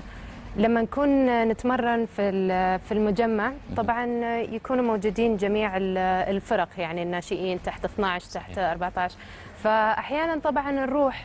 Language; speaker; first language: Arabic; native; Arabic